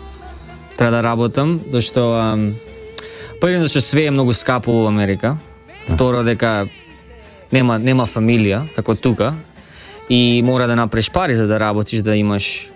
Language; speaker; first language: Macedonian; early bilingual, heritage; Macedonian